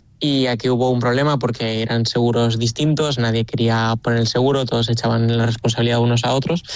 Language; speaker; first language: Spanish; native; Spanish